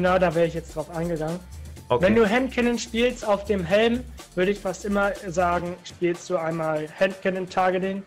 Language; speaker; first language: German; native; German